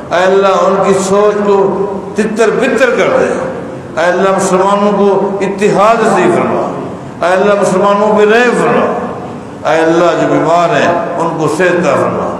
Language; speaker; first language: Urdu; native; Urdu